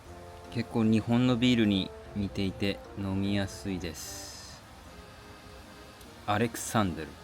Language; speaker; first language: Japanese; native; Japanese